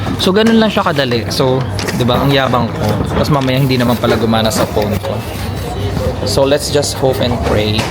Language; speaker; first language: Filipino; native; Filipino